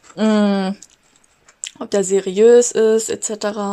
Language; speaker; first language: German; native; German